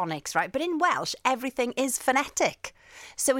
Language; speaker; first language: English; non-native, local second language; Welsh